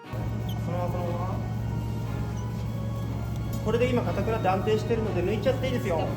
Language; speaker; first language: Japanese; native; Japanese